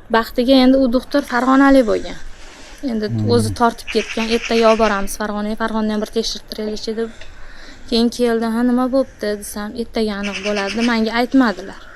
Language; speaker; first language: Uzbek; native; Uzbek